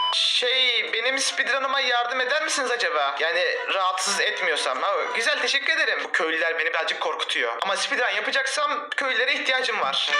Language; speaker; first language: Turkish; native; Turkish